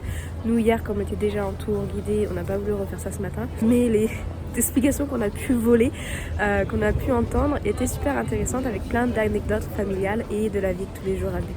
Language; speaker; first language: French; native; French